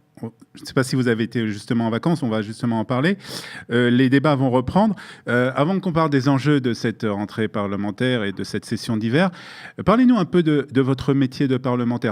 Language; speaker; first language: French; native; French